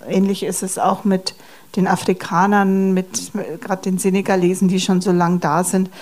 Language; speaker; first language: German; native; German